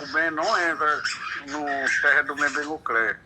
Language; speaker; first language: Portuguese; non-native, local second language; Kayapó